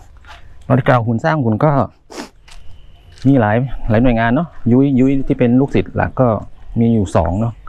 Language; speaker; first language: Thai; native; Thai